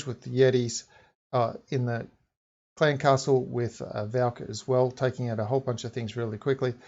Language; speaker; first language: English; native; English